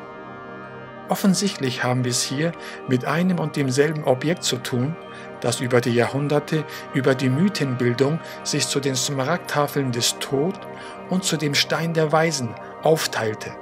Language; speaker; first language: German; native; German